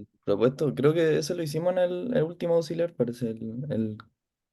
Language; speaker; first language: Spanish; native; Spanish